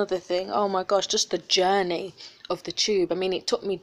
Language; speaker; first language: English; native; English